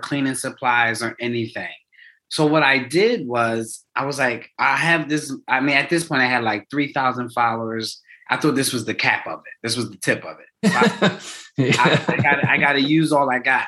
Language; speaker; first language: English; native; English